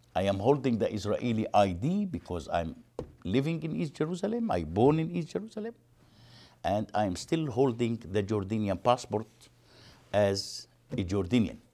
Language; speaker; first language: English; non-native, fluent; Arabic